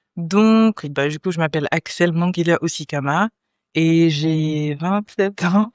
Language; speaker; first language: French; native; French